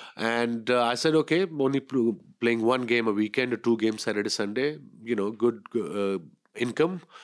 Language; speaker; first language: English; non-native, local second language; Urdu